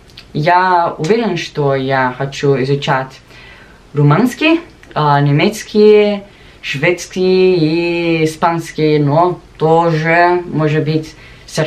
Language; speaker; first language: Russian; non-native, learner; Portuguese